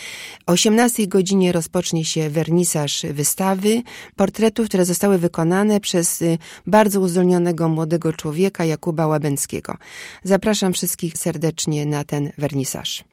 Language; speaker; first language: Polish; native; Polish